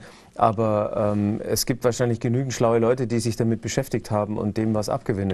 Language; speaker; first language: German; native; German